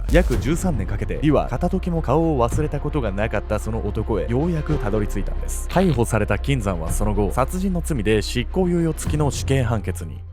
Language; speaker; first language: Japanese; native; Japanese